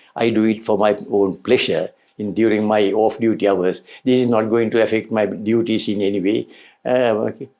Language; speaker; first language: English; non-native, local second language; Sinhala